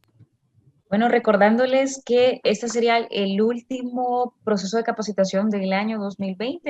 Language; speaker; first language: Spanish; native; Spanish